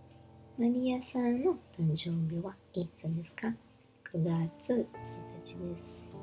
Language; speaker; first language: Japanese; non-native, learner; Portuguese